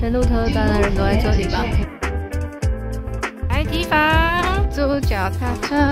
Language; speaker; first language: Chinese; native; Chinese